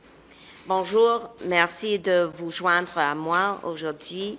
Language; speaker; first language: French; non-native, local second language; English